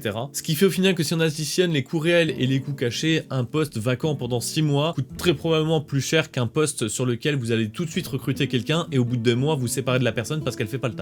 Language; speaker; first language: French; native; French